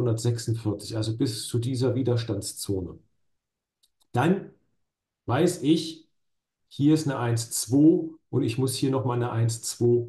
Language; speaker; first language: German; native; German